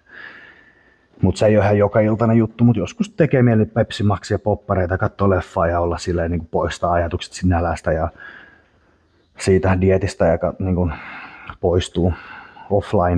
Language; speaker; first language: Finnish; native; Finnish